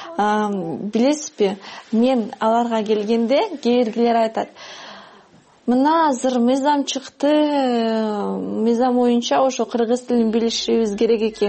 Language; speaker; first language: Kyrgyz; non-native, fluent; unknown